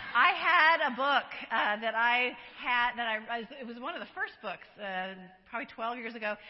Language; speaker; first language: English; native; English